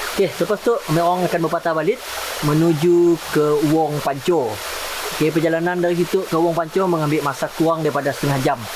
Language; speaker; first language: Malay; native; Malay